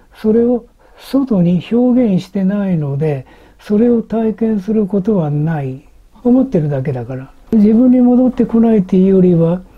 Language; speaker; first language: Japanese; native; Japanese